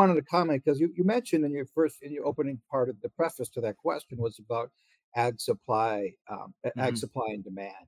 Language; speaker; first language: English; native; English